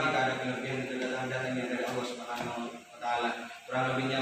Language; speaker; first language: Indonesian; native; Indonesian